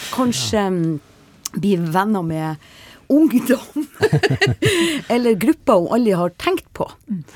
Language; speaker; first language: Norwegian; native; Norwegian